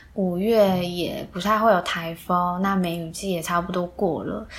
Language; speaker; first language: Chinese; native; Chinese